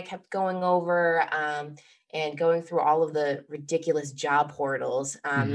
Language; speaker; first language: English; native; English